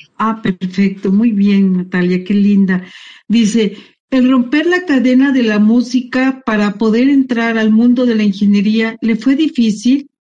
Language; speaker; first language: Spanish; native; Spanish